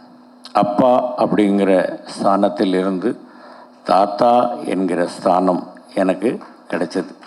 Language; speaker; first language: Tamil; native; Tamil